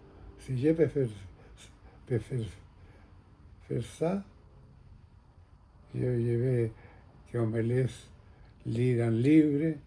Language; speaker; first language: French; non-native, fluent; Spanish